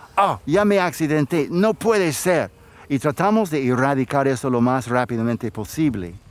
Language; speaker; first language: Spanish; non-native, fluent; English